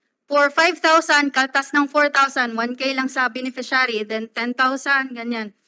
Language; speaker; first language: English; non-native, local second language; Cebuano